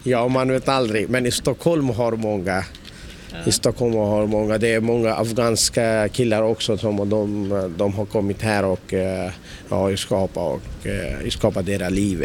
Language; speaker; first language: Swedish; non-native, learner; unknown